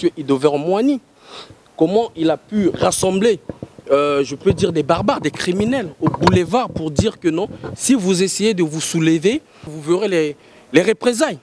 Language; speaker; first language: French; non-native, local second language; Lingala